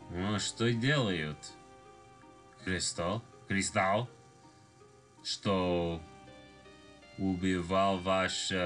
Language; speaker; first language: Russian; non-native, learner; English